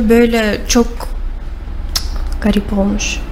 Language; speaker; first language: Turkish; non-native, learner; Russian